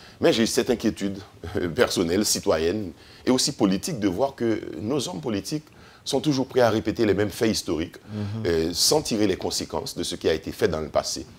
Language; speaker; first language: French; native; French